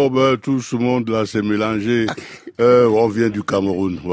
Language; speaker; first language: French; non-native, local second language; Duala